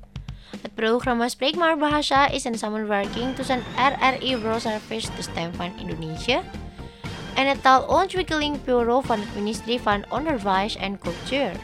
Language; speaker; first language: Dutch; non-native, learner; Indonesian